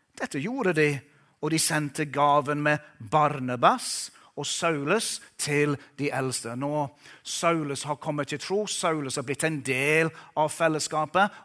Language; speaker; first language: Norwegian; non-native, fluent; English